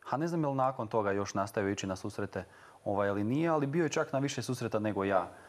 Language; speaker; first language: Croatian; native; Croatian